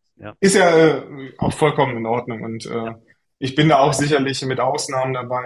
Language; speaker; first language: German; native; German